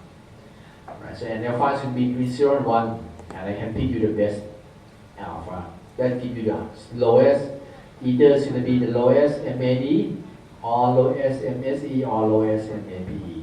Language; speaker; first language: English; non-native, fluent; Thai